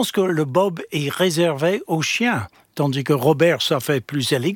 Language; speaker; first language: French; non-native, fluent; English